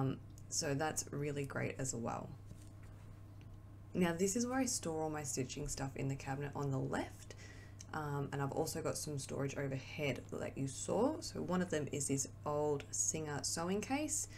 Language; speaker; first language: English; native; English